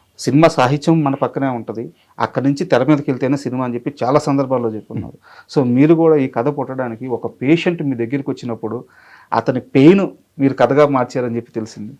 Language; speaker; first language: Telugu; native; Telugu